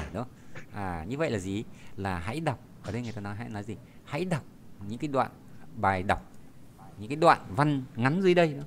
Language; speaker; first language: Vietnamese; native; Vietnamese